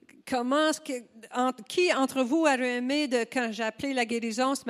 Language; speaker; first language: French; native; French